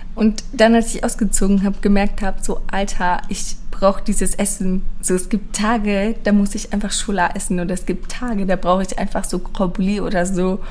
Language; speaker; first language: German; early bilingual, other home language; Persian